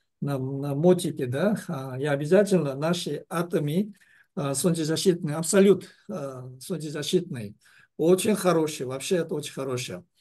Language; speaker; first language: Russian; non-native, learner; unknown